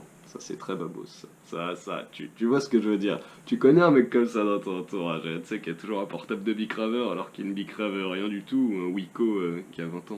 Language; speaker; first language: French; native; French